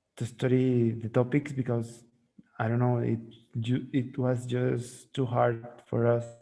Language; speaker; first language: English; non-native, learner; Spanish